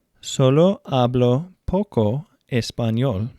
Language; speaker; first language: Spanish; non-native, fluent; English